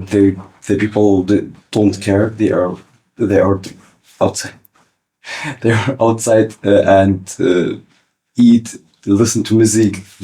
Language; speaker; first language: English; early bilingual, other home language; Kurdish